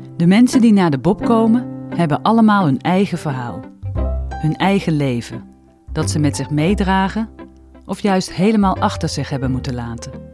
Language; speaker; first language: Dutch; native; Dutch